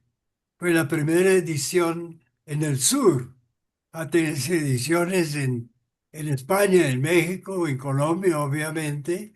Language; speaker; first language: Spanish; non-native, fluent; English